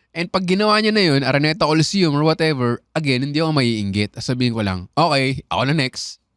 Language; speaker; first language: Filipino; native; Filipino